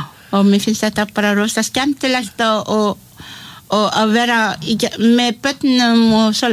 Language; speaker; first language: Icelandic; non-native, learner; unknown